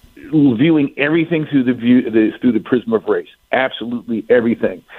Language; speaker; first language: English; native; English